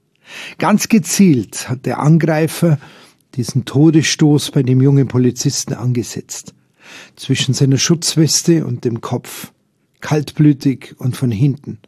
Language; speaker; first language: German; native; German